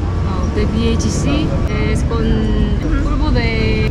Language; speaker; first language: Spanish; non-native, learner; Korean